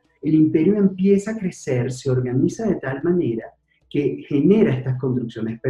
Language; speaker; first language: Spanish; native; Spanish